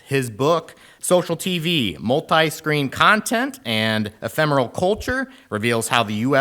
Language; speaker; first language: English; native; English